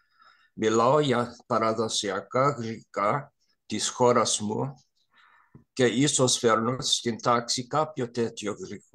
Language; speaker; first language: Greek; non-native, learner; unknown